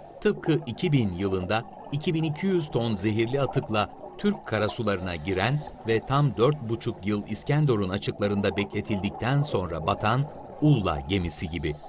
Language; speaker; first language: Turkish; native; Turkish